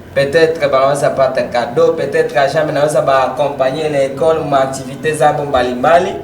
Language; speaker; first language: French; non-native, local second language; Swahili